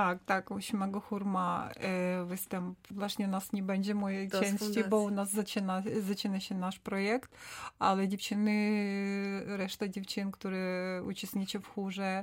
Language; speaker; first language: Polish; non-native, learner; Ukrainian